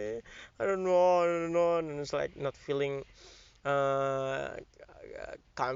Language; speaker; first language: English; non-native, learner; Indonesian